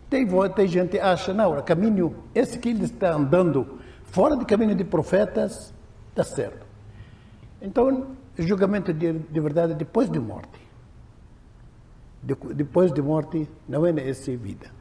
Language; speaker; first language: Portuguese; non-native, learner; Arabic